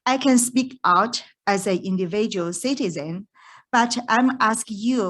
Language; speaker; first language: English; non-native, fluent; Chinese